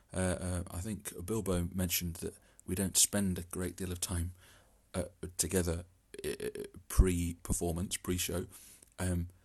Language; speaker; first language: English; native; English